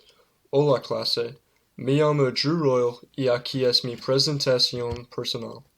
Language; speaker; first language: Spanish; non-native, learner; English